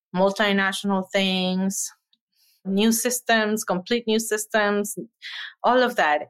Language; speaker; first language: English; non-native, fluent; Spanish